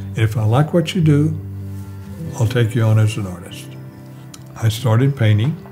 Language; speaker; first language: English; native; English